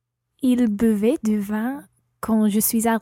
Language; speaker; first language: French; non-native, learner; English